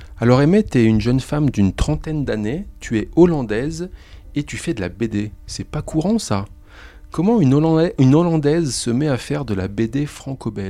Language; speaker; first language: French; native; French